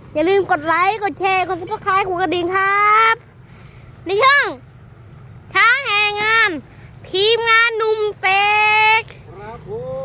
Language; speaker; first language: Thai; native; Thai